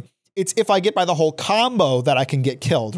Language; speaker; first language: English; native; English